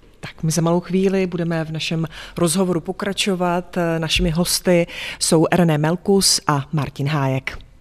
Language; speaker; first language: Czech; native; Czech